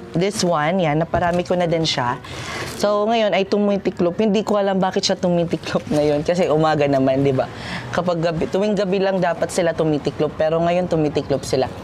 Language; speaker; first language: Filipino; non-native, local second language; Waray